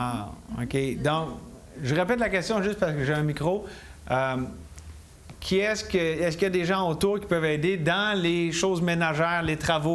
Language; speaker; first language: French; native; French